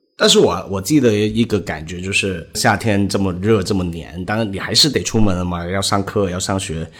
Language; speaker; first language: Chinese; non-native, local second language; Cantonese